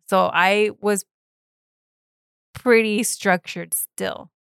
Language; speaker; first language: English; early bilingual, other home language; Spanish